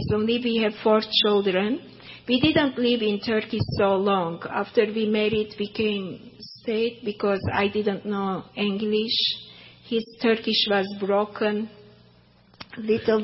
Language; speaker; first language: English; non-native, learner; Turkish